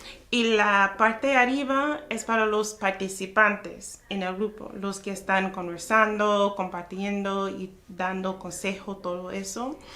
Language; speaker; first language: Spanish; non-native, fluent; English